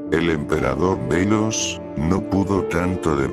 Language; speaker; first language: Spanish; native; Spanish